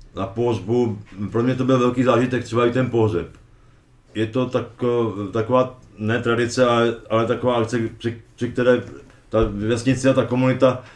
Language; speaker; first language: Czech; native; Czech